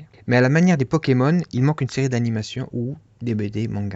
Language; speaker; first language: French; native; French